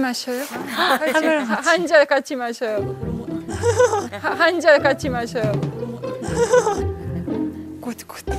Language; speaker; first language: Korean; non-native, learner; Polish